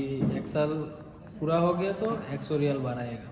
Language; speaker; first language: Hindi; non-native, learner; Bangla